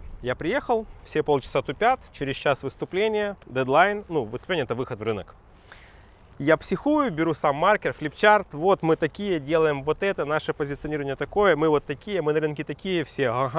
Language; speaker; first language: Russian; native; Russian